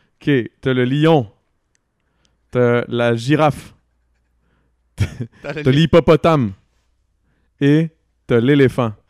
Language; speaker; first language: French; native; French